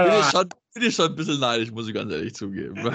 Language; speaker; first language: German; native; German